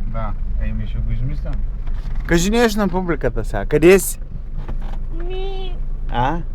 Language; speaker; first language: Bulgarian; native; Bulgarian